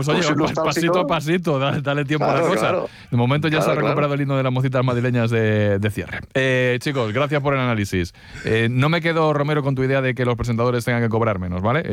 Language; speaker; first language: Spanish; native; Spanish